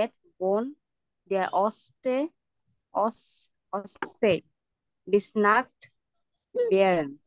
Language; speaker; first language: German; non-native, learner; Bangla